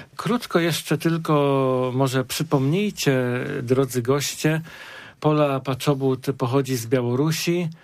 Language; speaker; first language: Polish; native; Polish